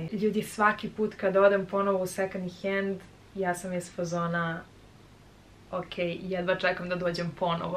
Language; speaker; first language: Serbian; native; Serbian